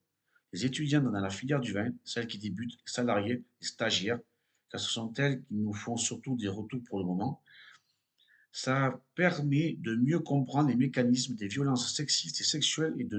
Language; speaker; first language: French; native; French